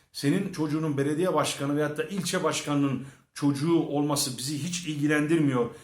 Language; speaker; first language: Turkish; early bilingual, heritage; Turkish